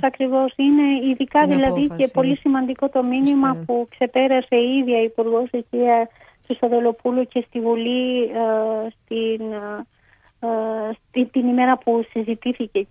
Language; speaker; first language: Greek; non-native, fluent; Albanian